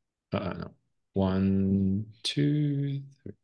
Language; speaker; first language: English; non-native, fluent; French